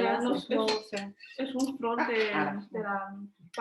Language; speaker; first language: Spanish; non-native, learner; Chinese